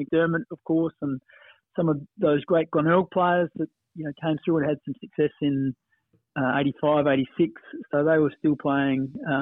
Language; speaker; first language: English; native; English